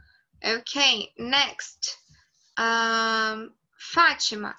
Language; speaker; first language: English; non-native, fluent; Portuguese